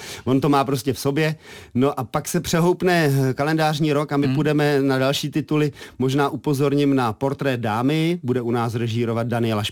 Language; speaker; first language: Czech; native; Czech